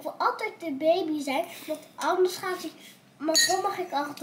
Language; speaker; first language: Dutch; early bilingual, other home language; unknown